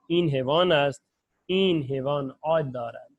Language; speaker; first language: Persian; non-native, fluent; Urdu